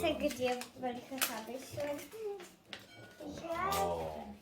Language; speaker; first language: German; early bilingual, other home language; Russian